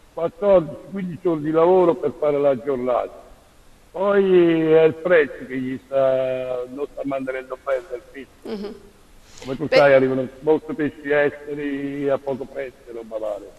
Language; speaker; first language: Italian; native; Italian